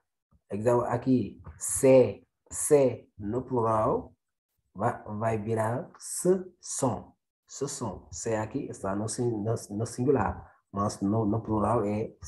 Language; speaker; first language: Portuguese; non-native, fluent; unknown